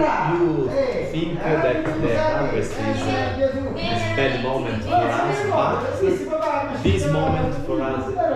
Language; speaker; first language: English; non-native, learner; Italian